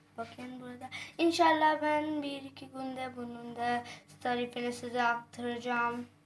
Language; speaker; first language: Turkish; non-native, learner; Urdu